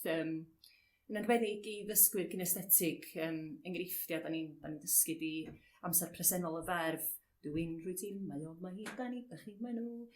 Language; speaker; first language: Welsh; native; Welsh